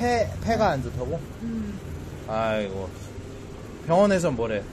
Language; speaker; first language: Korean; native; Korean